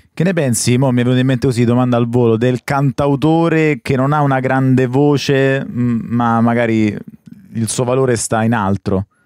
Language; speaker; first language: Italian; native; Italian